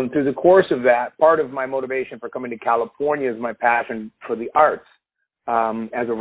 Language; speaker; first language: English; native; English